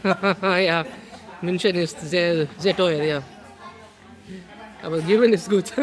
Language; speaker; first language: German; non-native, learner; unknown